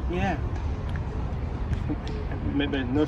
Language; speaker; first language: English; non-native, learner; French